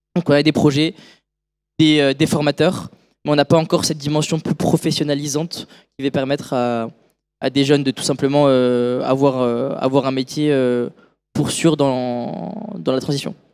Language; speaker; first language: French; native; French